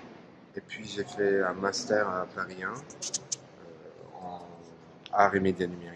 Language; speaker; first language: French; non-native, fluent; Turkish